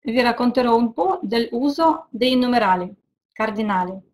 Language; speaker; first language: Italian; non-native, fluent; Russian